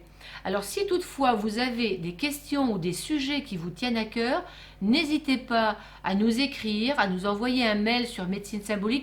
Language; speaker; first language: French; native; French